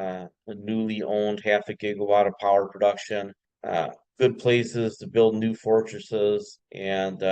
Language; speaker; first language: English; native; English